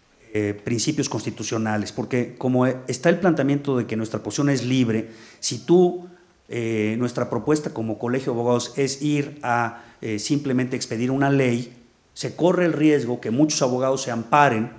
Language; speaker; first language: Spanish; native; Spanish